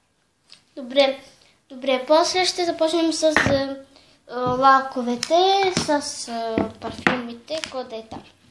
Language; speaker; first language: Bulgarian; early bilingual, heritage; Bulgarian